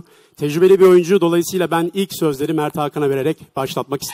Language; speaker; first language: Turkish; native; Turkish